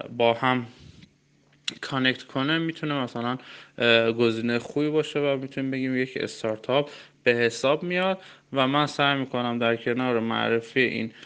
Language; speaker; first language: Persian; non-native, local second language; Armenian